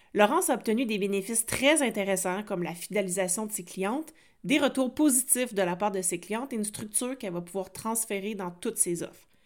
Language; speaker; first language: French; native; French